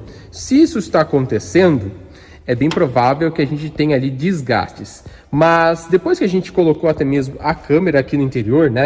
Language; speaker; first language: Portuguese; native; Portuguese